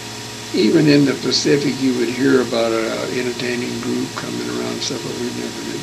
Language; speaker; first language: English; native; English